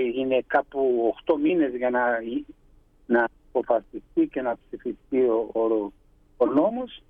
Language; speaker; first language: Greek; early bilingual, heritage; Greek